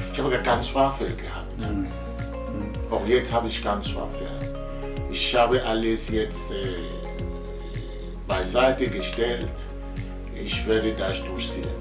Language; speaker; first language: German; non-native, fluent; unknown